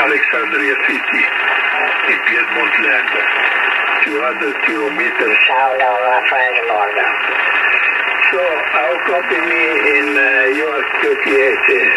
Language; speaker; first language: English; non-native, learner; Italian